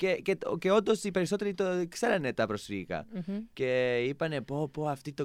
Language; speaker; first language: Greek; non-native, fluent; English